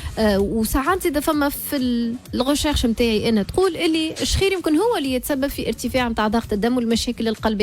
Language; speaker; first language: Arabic; native; Arabic